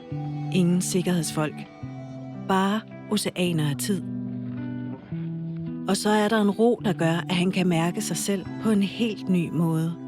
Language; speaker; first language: Danish; native; Danish